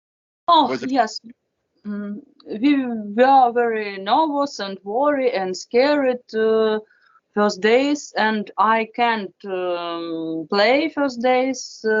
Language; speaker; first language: English; non-native, fluent; Russian